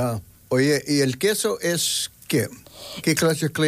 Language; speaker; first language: Spanish; early bilingual, heritage; Spanish